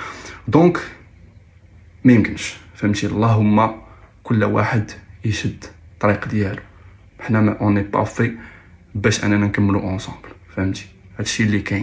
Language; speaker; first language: Arabic; native; Arabic